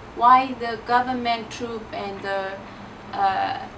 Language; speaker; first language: English; non-native, learner; Burmese